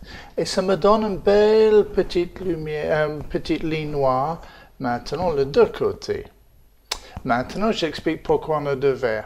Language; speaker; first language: French; non-native, fluent; English